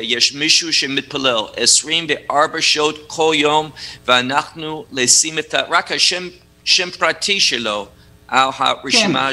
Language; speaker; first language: Hebrew; non-native, fluent; English